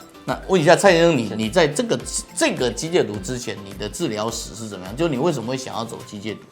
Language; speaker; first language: Chinese; native; Chinese